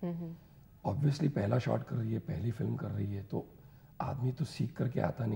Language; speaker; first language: Hindi; native; Hindi